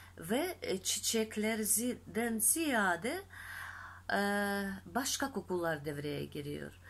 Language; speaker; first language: Turkish; non-native, fluent; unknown